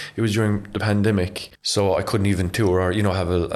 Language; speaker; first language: English; native; English